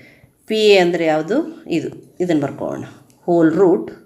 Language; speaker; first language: Kannada; native; Kannada